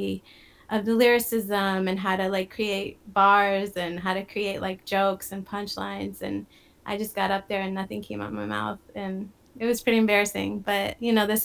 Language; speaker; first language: English; native; English